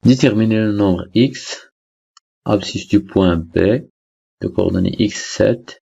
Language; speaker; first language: French; non-native, local second language; Arabic